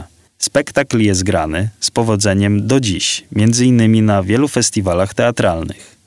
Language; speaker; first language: Polish; native; Polish